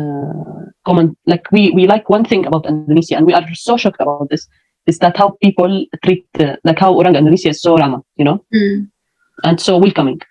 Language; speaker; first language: English; non-native, fluent; Arabic